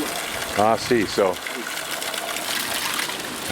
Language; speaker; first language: Spanish; non-native, learner; English